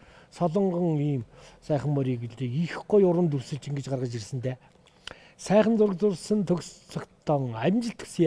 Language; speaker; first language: Mongolian; native; Mongolian